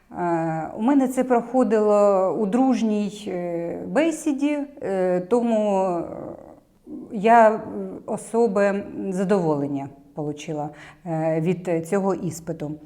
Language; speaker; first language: Ukrainian; non-native, local second language; Russian